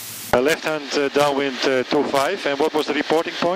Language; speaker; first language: English; non-native, fluent; Dutch